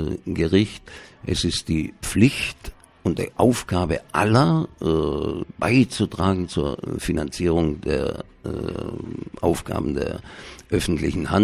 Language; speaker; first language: German; native; German